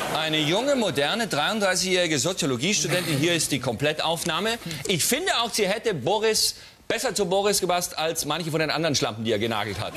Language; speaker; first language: German; native; German